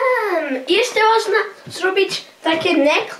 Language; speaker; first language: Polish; early bilingual, heritage; Polish